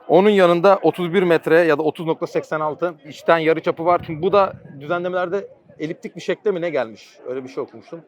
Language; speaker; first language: Turkish; native; Turkish